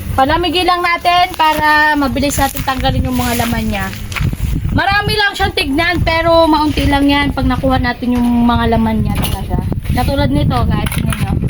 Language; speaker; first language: Filipino; native; Filipino